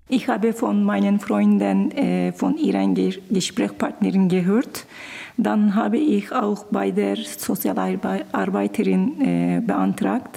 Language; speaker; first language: German; non-native, learner; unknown